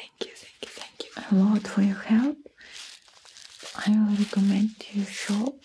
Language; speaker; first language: English; non-native, learner; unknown